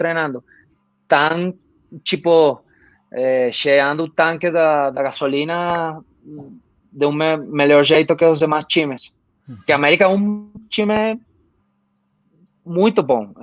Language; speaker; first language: Portuguese; non-native, fluent; Spanish